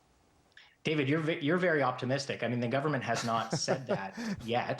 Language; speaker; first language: English; native; English